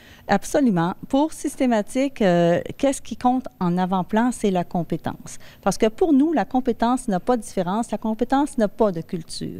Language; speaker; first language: French; native; French